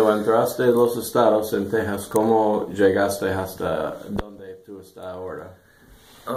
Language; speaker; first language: Spanish; non-native, learner; English